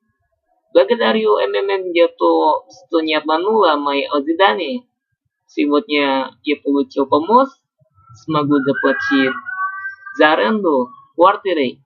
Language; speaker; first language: Russian; non-native, learner; Indonesian